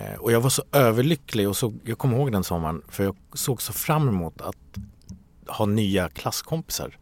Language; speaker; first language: Swedish; early bilingual, other home language; Bangla